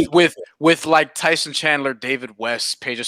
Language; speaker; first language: English; native; English